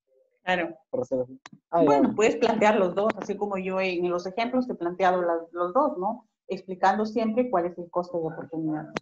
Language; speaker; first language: Spanish; native; Spanish